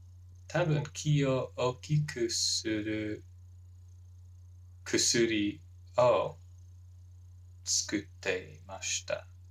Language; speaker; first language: Japanese; non-native, learner; English